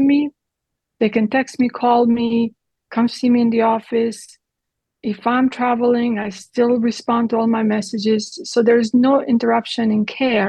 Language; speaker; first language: English; non-native, fluent; Croatian